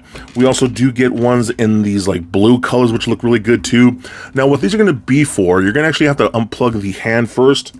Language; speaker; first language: English; native; English